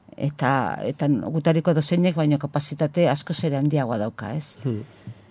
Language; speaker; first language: Basque; non-native, local second language; Spanish